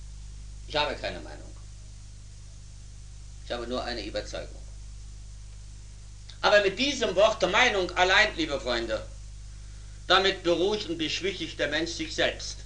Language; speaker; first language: German; native; German